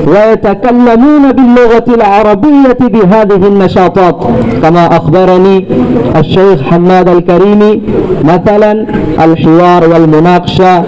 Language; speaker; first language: Arabic; non-native, fluent; Urdu